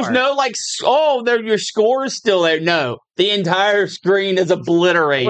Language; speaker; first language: English; native; English